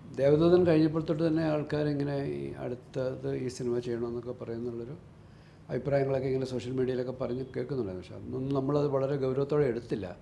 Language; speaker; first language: Malayalam; native; Malayalam